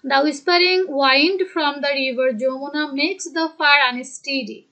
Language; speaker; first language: English; non-native, local second language; Bangla